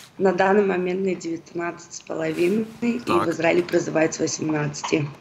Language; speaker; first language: Russian; early bilingual, heritage; Russian